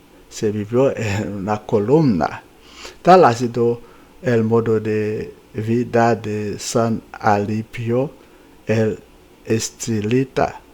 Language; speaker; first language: Spanish; non-native, fluent; Haitian Creole